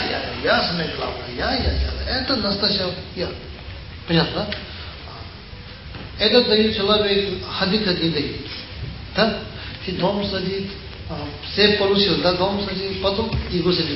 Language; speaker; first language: Russian; non-native, learner; Tibetan